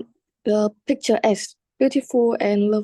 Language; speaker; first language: English; non-native, learner; Vietnamese